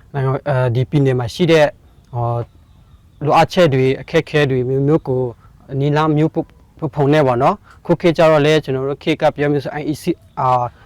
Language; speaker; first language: Burmese; non-native, local second language; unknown